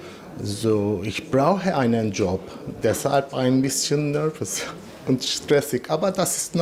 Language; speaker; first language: German; non-native, learner; Turkish